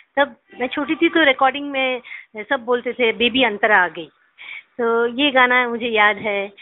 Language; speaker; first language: Hindi; non-native, local second language; Bangla